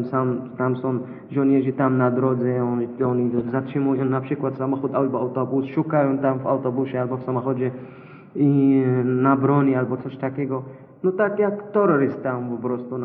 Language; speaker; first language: Polish; non-native, learner; Arabic